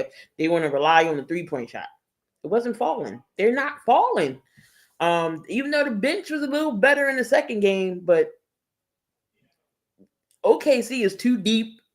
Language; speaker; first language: English; native; English